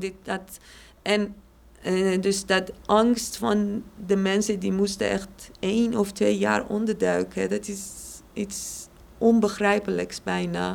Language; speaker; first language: Dutch; non-native, fluent; Persian